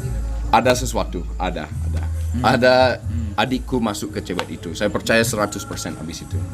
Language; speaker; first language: Indonesian; non-native, fluent; English